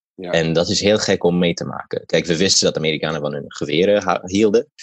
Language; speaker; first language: Dutch; non-native, fluent; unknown